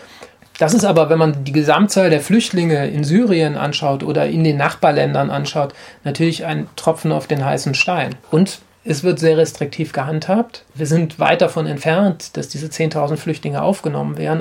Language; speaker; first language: German; native; German